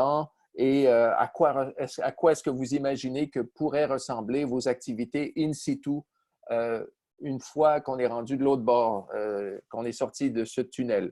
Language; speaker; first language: French; native; French